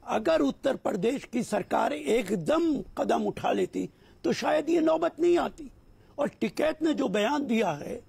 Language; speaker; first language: Hindi; native; Hindi